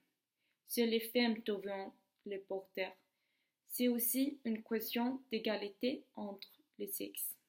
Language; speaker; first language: French; non-native, learner; Swedish